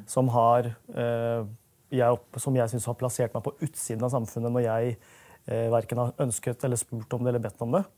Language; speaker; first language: Norwegian; early bilingual, other home language; Urdu